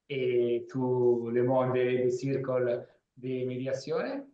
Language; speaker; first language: French; non-native, learner; Italian